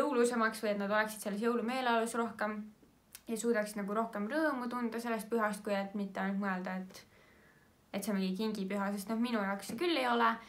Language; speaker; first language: Estonian; native; Estonian